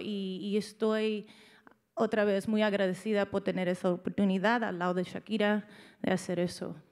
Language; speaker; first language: Spanish; early bilingual, heritage; English